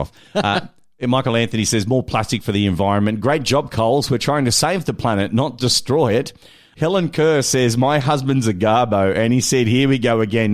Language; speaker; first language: English; native; English